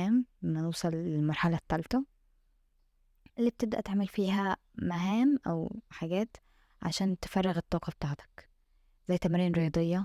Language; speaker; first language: Arabic; native; Arabic